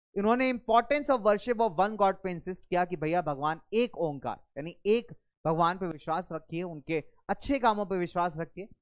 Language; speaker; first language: Hindi; native; Hindi